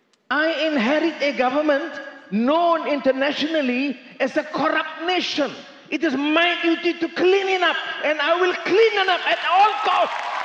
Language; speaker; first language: English; non-native, local second language; Malay